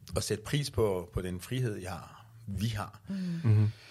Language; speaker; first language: Danish; non-native, fluent; Persian